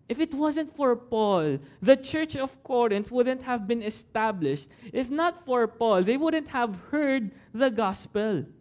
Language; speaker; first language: English; non-native, local second language; Filipino